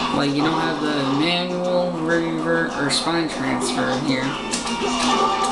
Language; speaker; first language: English; native; English